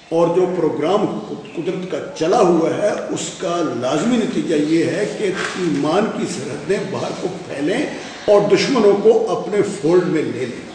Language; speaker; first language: Urdu; non-native, local second language; Punjabi